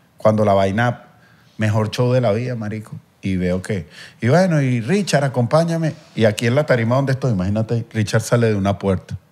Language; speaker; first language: Spanish; native; Spanish